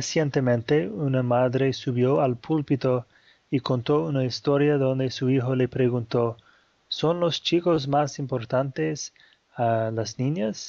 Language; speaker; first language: Spanish; non-native, fluent; Portuguese